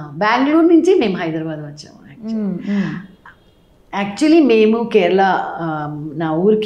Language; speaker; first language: Telugu; non-native, local second language; Malayalam